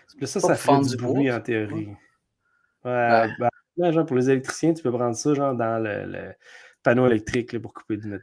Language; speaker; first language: French; native; French